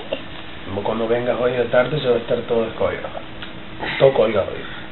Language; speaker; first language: Spanish; native; Spanish